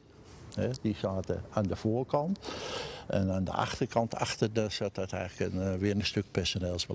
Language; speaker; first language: Dutch; native; Dutch